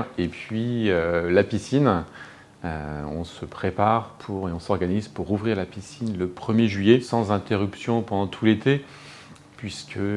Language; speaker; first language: French; native; French